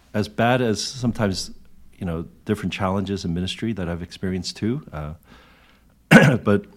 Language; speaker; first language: English; early bilingual, other home language; Korean